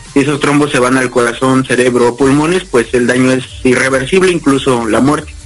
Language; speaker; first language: Spanish; native; Spanish